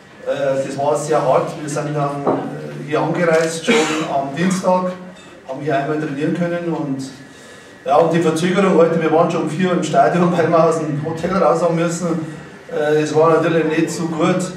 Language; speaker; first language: German; native; German